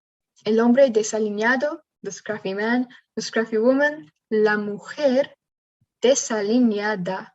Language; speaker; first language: Spanish; non-native, learner; English